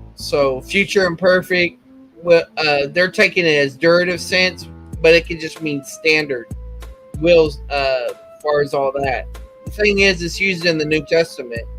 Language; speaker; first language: English; native; English